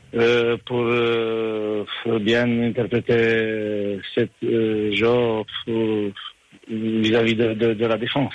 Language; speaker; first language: French; non-native, fluent; Romanian